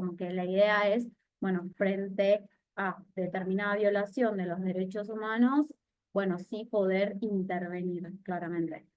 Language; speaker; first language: Spanish; native; Spanish